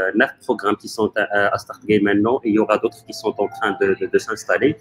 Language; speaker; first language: French; non-native, local second language; Arabic